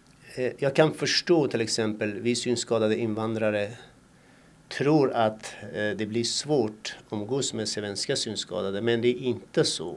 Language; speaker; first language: Swedish; non-native, fluent; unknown